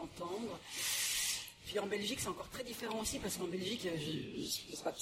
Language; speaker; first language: French; native; French